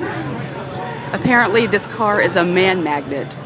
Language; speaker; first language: English; native; English